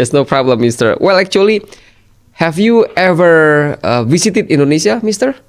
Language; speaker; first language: English; non-native, fluent; Indonesian